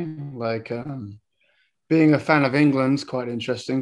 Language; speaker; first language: English; native; English